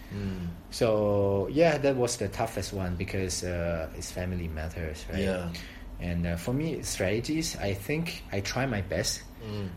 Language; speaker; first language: English; non-native, fluent; Thai